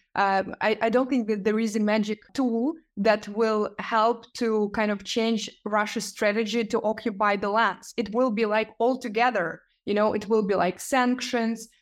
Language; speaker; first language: English; non-native, fluent; Ukrainian